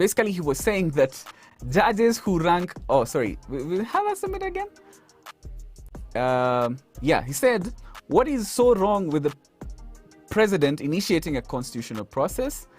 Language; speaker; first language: English; non-native, local second language; Swahili